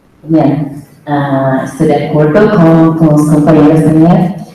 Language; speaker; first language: Spanish; non-native, fluent; Portuguese